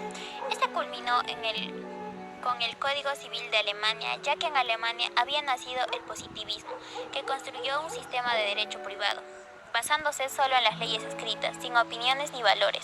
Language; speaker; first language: Spanish; native; Spanish